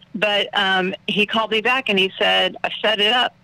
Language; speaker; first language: English; native; English